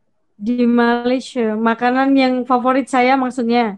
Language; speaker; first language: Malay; non-native, local second language; Javanese